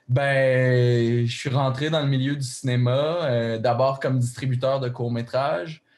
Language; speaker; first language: French; native; French